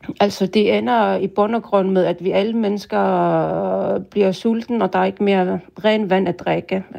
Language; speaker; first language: Danish; non-native, local second language; Kalaallisut